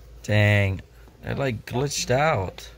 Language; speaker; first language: English; native; English